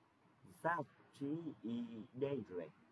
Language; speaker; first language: English; non-native, learner; Vietnamese